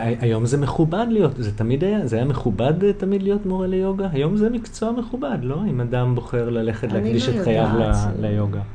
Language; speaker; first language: Hebrew; native; Hebrew